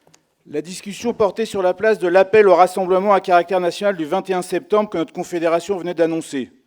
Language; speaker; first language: French; native; French